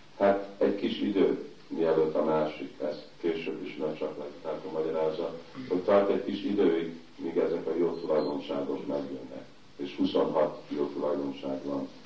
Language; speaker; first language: Hungarian; early bilingual, heritage; Hungarian